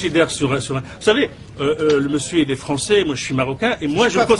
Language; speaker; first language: French; non-native, local second language; Arabic